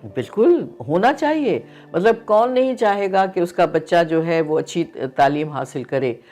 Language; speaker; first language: Urdu; non-native, local second language; Sindhi